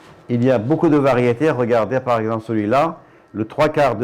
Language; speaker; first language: French; non-native, fluent; Persian